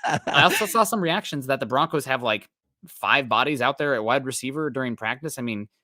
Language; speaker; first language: English; native; English